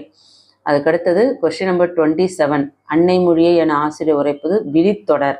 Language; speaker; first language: Tamil; native; Tamil